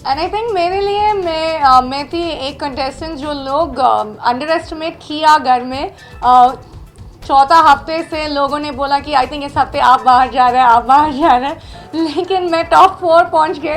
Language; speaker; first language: Hindi; non-native, local second language; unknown